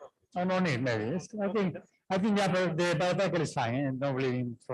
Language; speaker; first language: English; non-native, fluent; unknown